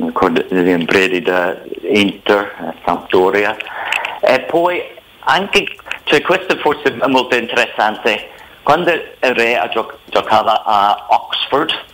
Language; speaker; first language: Italian; non-native, fluent; English